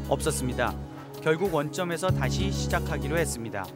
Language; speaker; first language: Korean; native; Korean